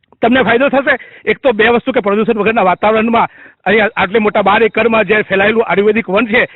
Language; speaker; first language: Gujarati; native; Gujarati